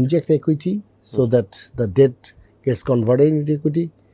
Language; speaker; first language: English; non-native, local second language; Bangla